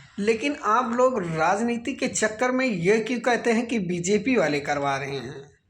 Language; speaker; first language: Hindi; native; Hindi